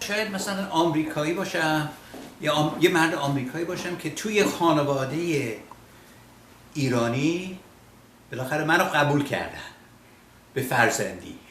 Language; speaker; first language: Persian; non-native, fluent; English